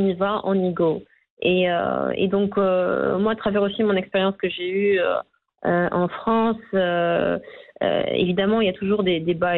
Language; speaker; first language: French; non-native, local second language; Arabic